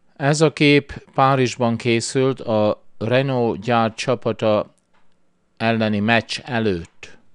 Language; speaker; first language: Hungarian; early bilingual, heritage; Hungarian